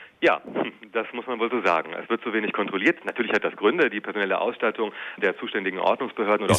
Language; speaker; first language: German; native; German